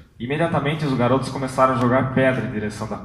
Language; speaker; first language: Portuguese; native; Portuguese